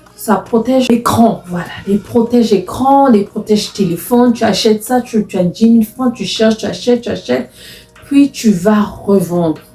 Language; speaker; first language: French; non-native, local second language; Lingala